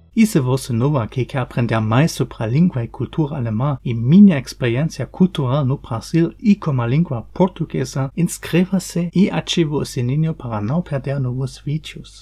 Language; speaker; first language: Portuguese; non-native, learner; German